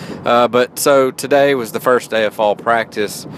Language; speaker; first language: English; native; English